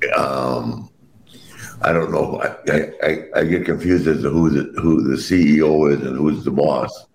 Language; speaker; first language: English; native; English